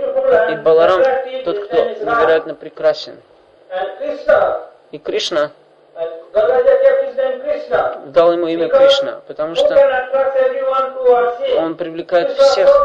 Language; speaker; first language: Russian; non-native, fluent; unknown